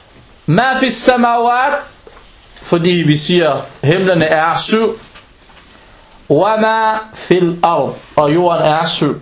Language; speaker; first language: Danish; non-native, local second language; Arabic